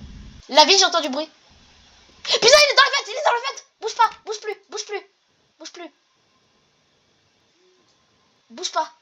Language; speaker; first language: French; native; French